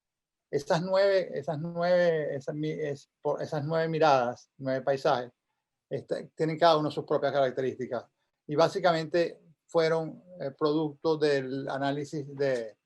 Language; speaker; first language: Spanish; native; Spanish